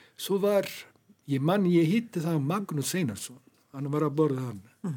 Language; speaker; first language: Icelandic; non-native, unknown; Italian